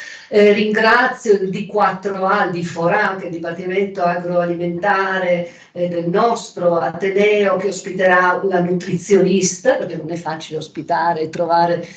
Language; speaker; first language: Italian; native; Italian